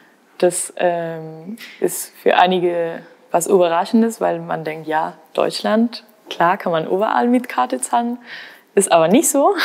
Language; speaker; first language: German; non-native, fluent; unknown